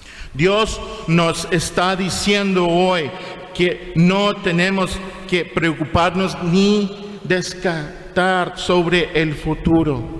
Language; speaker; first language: Spanish; non-native, fluent; English